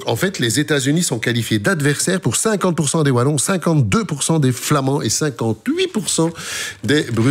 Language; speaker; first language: French; native; French